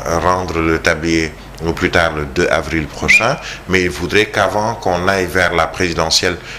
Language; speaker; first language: French; non-native, local second language; Wolof